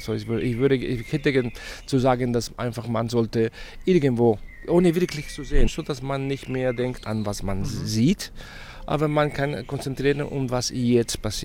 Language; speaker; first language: German; non-native, fluent; Spanish